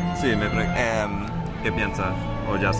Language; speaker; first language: Spanish; non-native, fluent; English